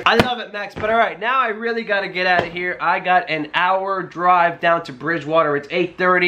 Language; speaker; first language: English; native; English